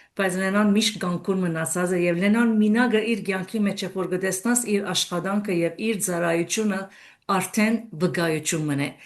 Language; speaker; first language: Armenian; native; Armenian